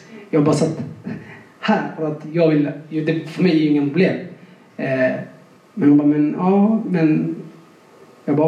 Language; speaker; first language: Swedish; non-native, fluent; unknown